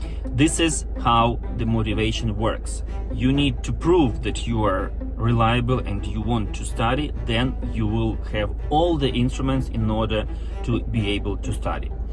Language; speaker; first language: English; non-native, fluent; Ukrainian